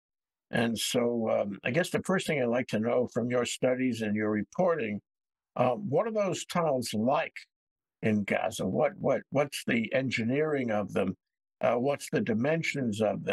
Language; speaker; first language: English; native; English